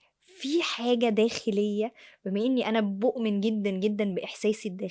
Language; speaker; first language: Arabic; native; Arabic